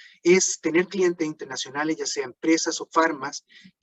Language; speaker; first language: Spanish; native; Spanish